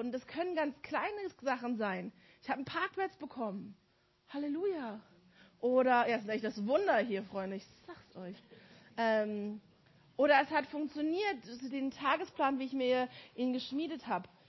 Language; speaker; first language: German; native; German